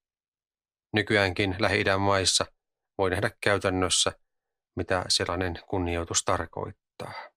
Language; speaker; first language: Finnish; native; Finnish